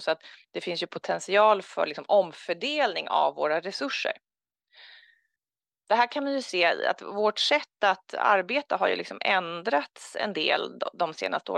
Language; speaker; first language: Swedish; native; Swedish